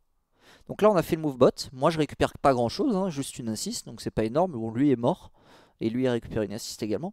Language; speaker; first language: French; native; French